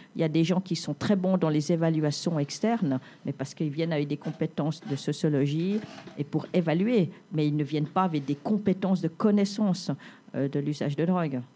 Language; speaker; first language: French; native; French